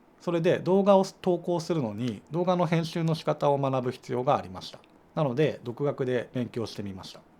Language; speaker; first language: Japanese; native; Japanese